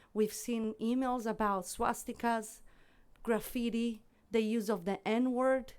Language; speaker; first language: English; non-native, fluent; Italian